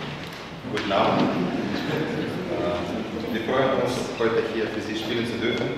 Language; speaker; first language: German; non-native, fluent; Azerbaijani